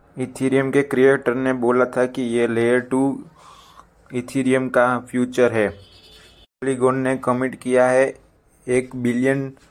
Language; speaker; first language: Hindi; non-native, local second language; Gujarati